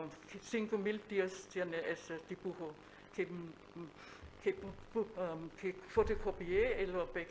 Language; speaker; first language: Spanish; non-native, fluent; German